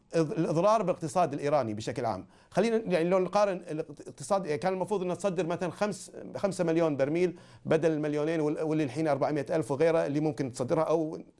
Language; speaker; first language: Arabic; native; Arabic